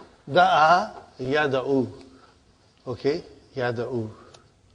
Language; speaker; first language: Arabic; non-native, fluent; Urdu